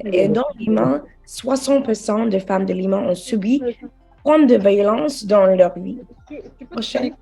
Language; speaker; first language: French; non-native, learner; English